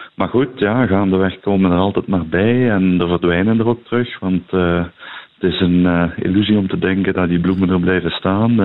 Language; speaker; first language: Dutch; native; Dutch